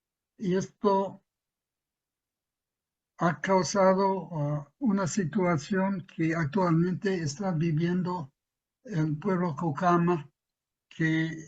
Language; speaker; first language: Spanish; non-native, fluent; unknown